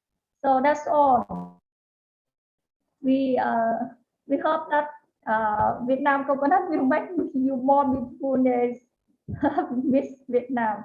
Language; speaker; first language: English; non-native, learner; Vietnamese